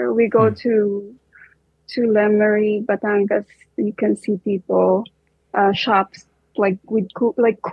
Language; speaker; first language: English; non-native, local second language; Filipino